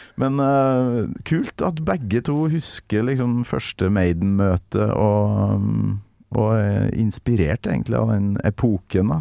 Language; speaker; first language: Norwegian; native; Norwegian